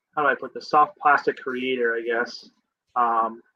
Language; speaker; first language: English; native; English